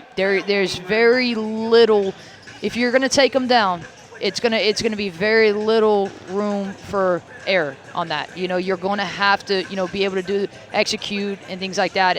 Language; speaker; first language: English; native; English